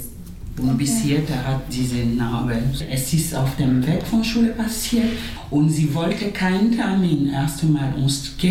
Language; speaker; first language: German; non-native, fluent; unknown